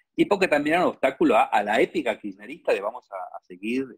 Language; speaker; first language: Spanish; native; Spanish